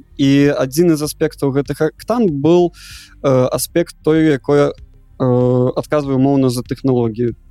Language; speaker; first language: Belarusian; non-native, local second language; Russian